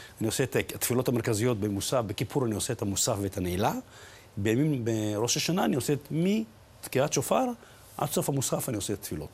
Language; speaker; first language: Hebrew; early bilingual, other home language; Arabic